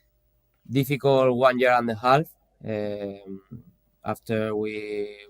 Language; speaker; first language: English; non-native, fluent; Spanish